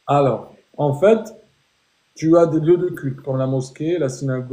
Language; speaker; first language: French; native; French